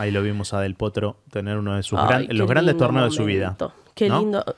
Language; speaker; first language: Spanish; native; Spanish